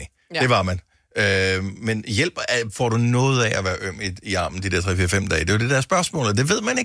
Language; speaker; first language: Danish; native; Danish